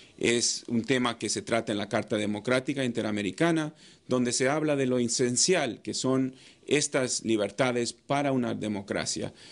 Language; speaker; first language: Spanish; non-native, fluent; English